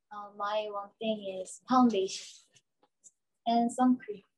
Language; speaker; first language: English; non-native, learner; Korean